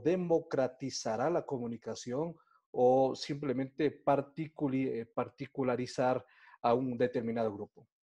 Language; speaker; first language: Spanish; native; Spanish